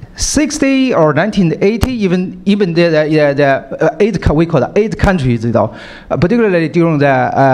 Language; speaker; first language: English; non-native, fluent; Chinese